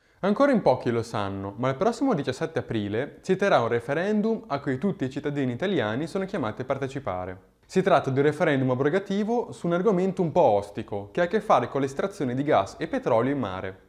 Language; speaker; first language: Italian; native; Italian